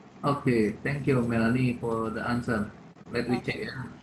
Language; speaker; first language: English; non-native, fluent; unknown